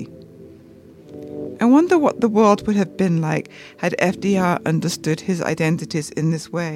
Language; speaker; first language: English; native; English